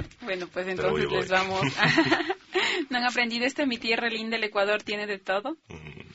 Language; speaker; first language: Spanish; native; Spanish